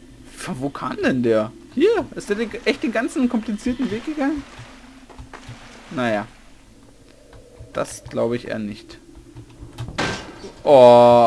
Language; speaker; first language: German; native; German